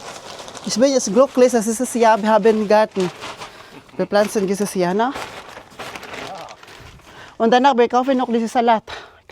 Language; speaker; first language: German; non-native, learner; Filipino